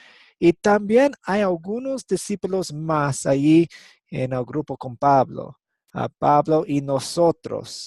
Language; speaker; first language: Spanish; non-native, fluent; English